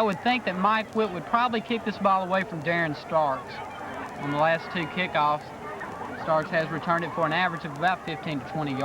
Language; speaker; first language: English; native; English